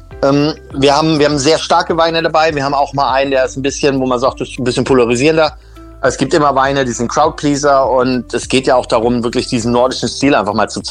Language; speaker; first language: German; native; German